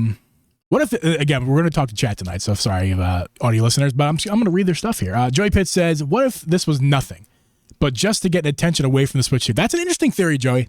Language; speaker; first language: English; native; English